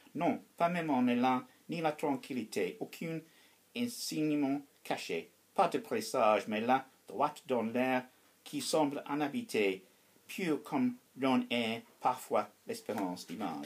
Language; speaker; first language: French; non-native, fluent; English